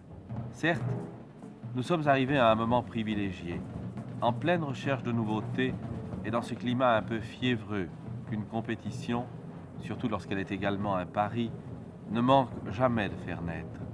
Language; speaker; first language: French; native; French